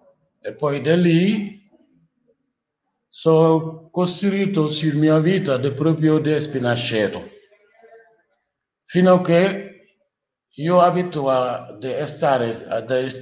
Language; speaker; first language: Italian; non-native, learner; Wolof